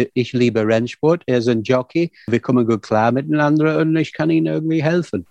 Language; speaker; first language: German; non-native, fluent; English